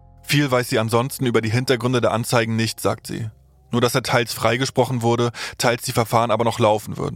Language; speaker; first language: German; native; German